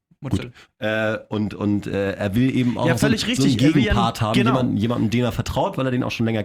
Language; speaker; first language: German; native; German